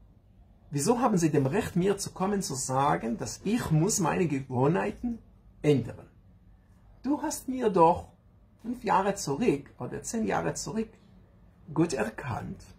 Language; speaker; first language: German; non-native, learner; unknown